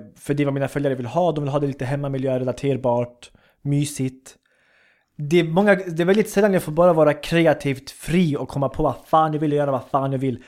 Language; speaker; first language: Swedish; early bilingual, other home language; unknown